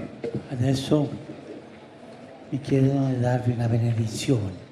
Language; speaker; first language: Italian; non-native, fluent; Spanish